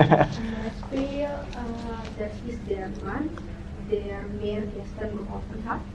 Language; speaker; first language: German; non-native, learner; Indonesian